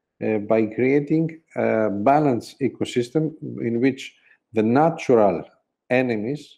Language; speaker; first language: English; non-native, fluent; Greek